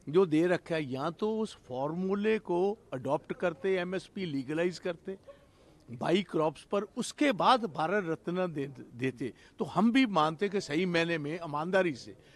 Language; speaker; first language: Hindi; non-native, local second language; Punjabi